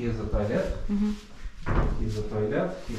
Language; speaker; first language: English; non-native, learner; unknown